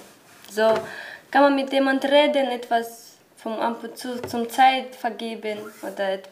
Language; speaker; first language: German; non-native, learner; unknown